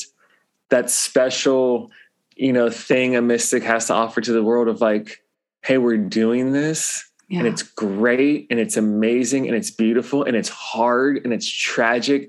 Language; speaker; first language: English; native; English